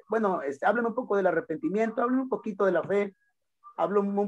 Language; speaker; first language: Spanish; native; Spanish